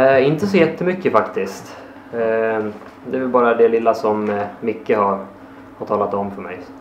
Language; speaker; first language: Swedish; early bilingual, heritage; Swedish